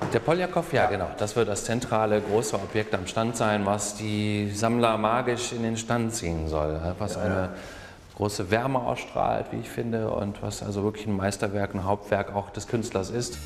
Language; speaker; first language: German; native; German